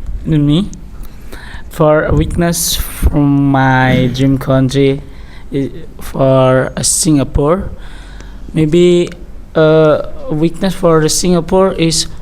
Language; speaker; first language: English; non-native, learner; Indonesian